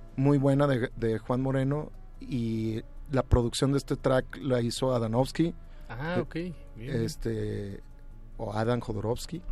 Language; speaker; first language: Spanish; native; Spanish